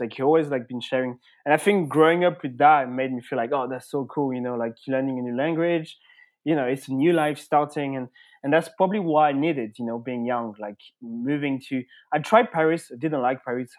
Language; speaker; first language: English; non-native, fluent; French